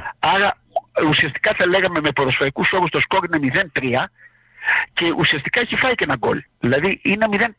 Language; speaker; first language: Greek; native; Greek